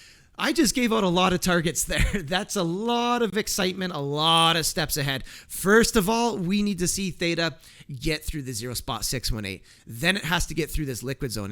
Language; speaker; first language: English; native; English